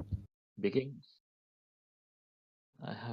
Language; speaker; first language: English; non-native, learner; Catalan